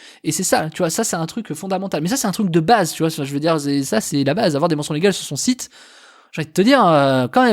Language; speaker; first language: French; native; French